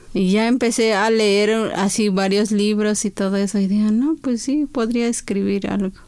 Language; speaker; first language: Spanish; non-native, local second language; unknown